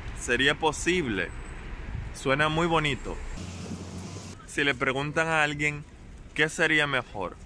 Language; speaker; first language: Spanish; non-native, fluent; German